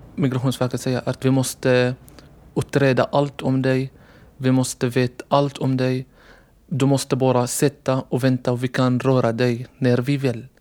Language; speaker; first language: Swedish; non-native, learner; Arabic